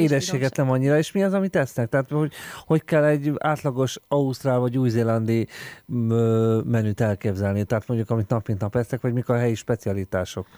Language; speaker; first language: Hungarian; native; Hungarian